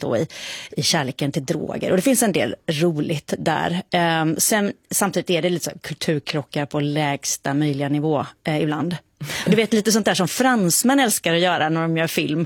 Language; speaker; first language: Swedish; native; Swedish